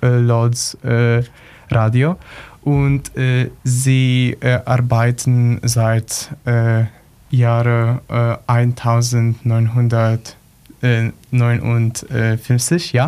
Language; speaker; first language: German; non-native, learner; Polish